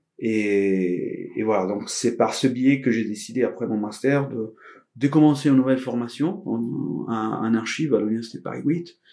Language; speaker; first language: French; non-native, fluent; Italian